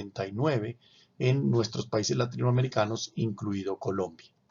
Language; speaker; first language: Spanish; native; Spanish